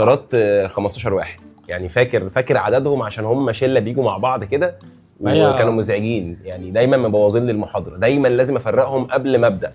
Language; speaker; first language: Arabic; native; Arabic